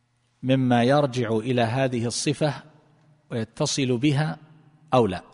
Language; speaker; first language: Arabic; native; Arabic